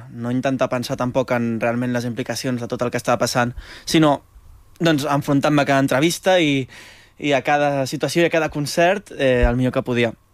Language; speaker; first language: Catalan; native; Catalan